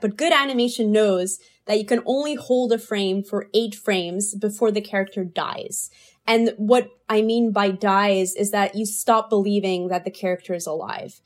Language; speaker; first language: English; early bilingual, other home language; Polish